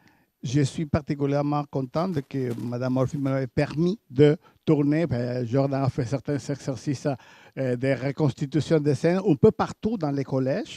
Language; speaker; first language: French; native; French